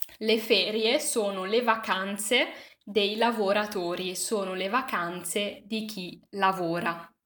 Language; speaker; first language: Italian; native; Italian